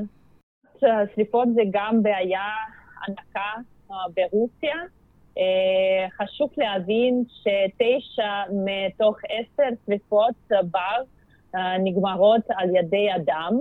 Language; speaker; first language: Hebrew; non-native, fluent; Russian